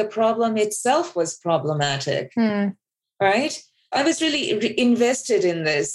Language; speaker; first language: English; non-native, local second language; Bangla